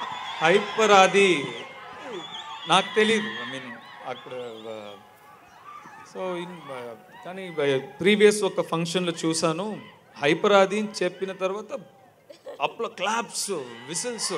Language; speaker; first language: Telugu; non-native, learner; Tamil